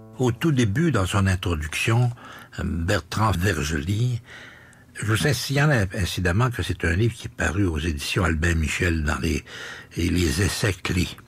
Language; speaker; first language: French; native; French